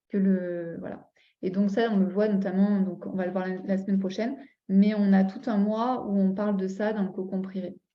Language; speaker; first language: French; native; French